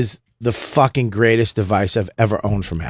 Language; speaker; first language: English; native; English